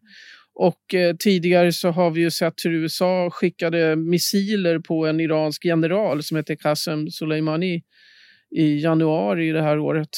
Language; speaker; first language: Swedish; native; Swedish